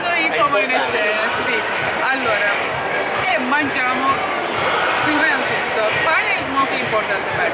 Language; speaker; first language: Italian; non-native, learner; Turkish